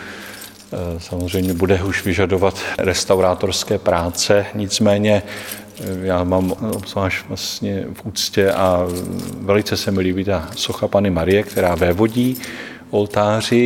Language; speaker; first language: Czech; native; Czech